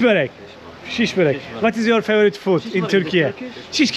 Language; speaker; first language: Turkish; native; Turkish